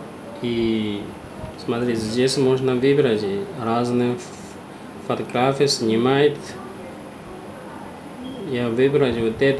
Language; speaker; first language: Russian; non-native, learner; Chinese